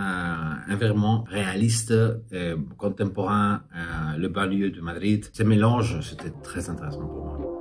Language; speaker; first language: French; non-native, fluent; Spanish